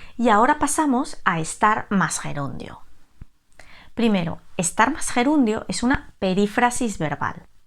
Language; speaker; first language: Spanish; native; Spanish